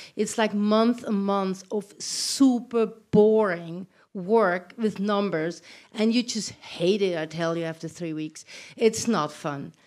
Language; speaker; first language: English; non-native, fluent; German